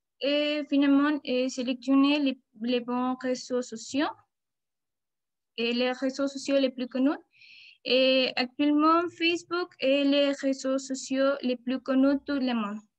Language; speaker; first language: French; non-native, learner; Spanish